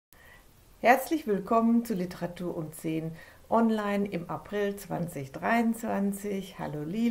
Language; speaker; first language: German; native; German